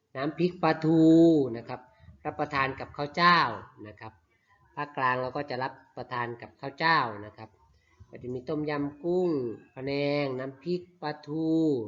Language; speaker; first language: Thai; native; Thai